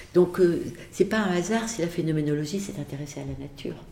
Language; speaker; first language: French; native; French